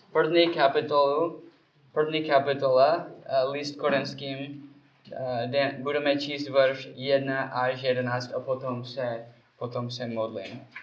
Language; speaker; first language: Czech; non-native, learner; English